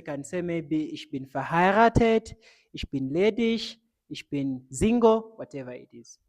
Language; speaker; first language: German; non-native, fluent; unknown